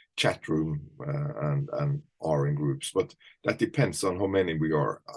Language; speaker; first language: English; non-native, fluent; Norwegian